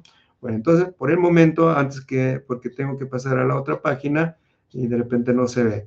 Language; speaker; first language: Spanish; native; Spanish